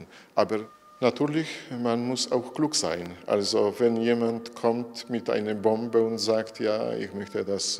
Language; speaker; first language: German; non-native, fluent; Polish